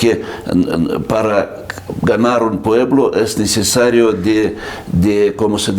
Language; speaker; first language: Spanish; non-native, fluent; Russian